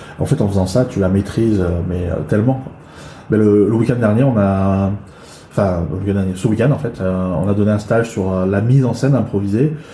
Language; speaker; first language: French; early bilingual, other home language; Chinese